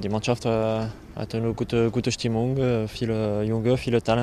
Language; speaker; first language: German; non-native, learner; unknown